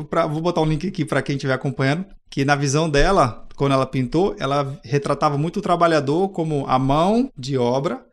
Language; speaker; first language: Portuguese; native; Portuguese